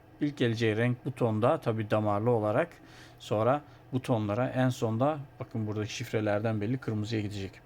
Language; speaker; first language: Turkish; native; Turkish